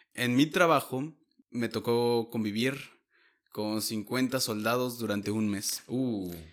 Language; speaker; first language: Spanish; native; Spanish